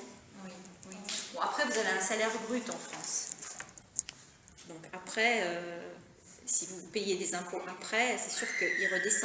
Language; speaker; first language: French; early bilingual, other home language; Italian